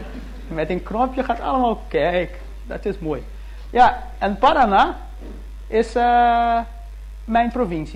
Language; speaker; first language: Dutch; early bilingual, heritage; Dutch